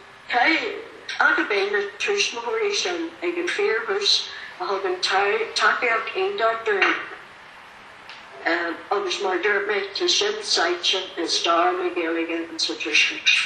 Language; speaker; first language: Irish; non-native, local second language; English